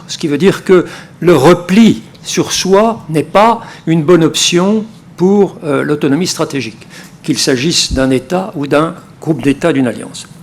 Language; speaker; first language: French; native; French